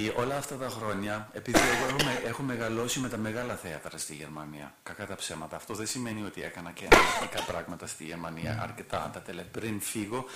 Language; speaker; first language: Greek; non-native, fluent; German